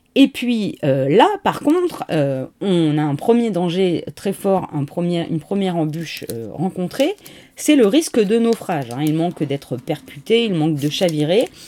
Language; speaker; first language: French; native; French